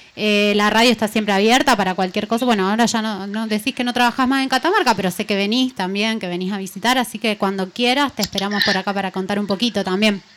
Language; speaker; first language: Spanish; native; Spanish